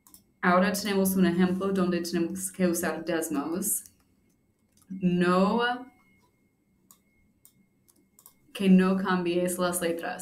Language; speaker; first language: Spanish; non-native, fluent; English